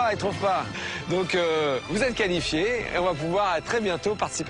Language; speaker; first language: French; native; French